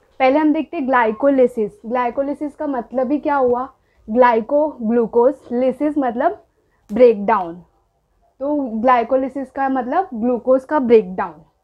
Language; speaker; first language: Hindi; non-native, local second language; Marathi